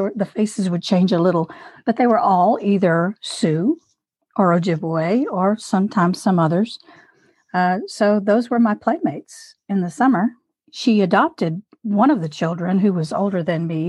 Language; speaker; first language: English; native; English